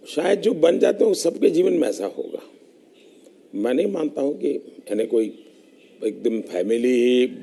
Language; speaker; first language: Hindi; non-native, local second language; Gujarati